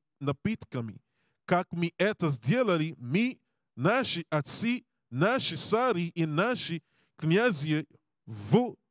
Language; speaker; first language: Russian; non-native, learner; English